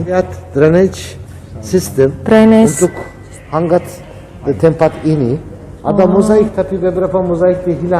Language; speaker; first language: Indonesian; non-native, learner; Turkish